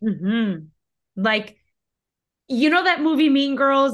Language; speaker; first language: English; early bilingual, other home language; Spanish